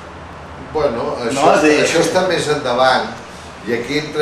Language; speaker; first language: Catalan; native; Catalan